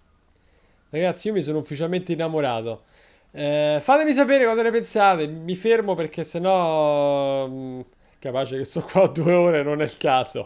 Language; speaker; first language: Italian; native; Italian